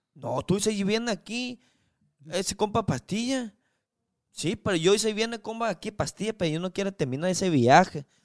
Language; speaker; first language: Spanish; non-native, fluent; Chinese